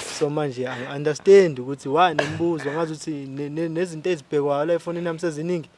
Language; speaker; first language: Zulu; native; Zulu